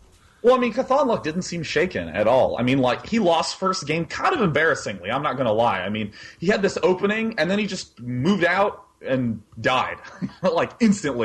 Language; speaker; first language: English; native; English